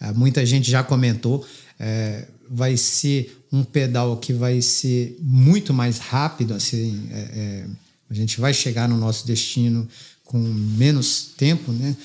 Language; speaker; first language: Portuguese; native; Portuguese